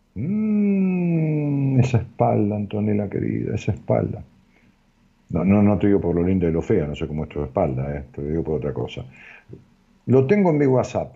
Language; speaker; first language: Spanish; native; Spanish